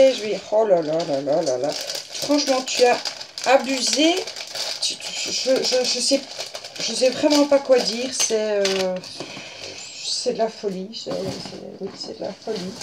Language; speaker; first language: French; native; French